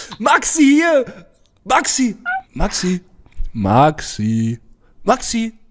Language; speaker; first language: German; early bilingual, other home language; Portuguese